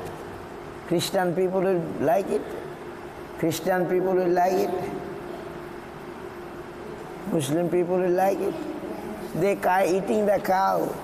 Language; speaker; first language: English; non-native, local second language; Bangla